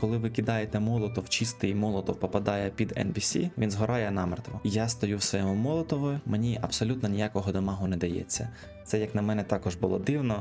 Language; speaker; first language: Ukrainian; native; Ukrainian